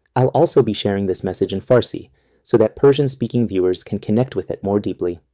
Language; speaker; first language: English; non-native, fluent; Persian